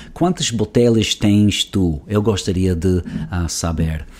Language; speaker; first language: Portuguese; non-native, learner; Spanish